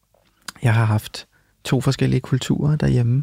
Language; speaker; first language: Danish; early bilingual, other home language; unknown